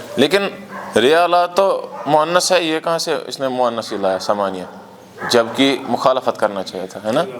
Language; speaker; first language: Urdu; non-native, local second language; Kashmiri